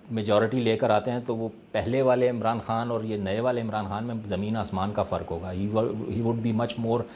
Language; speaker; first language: Urdu; native; Urdu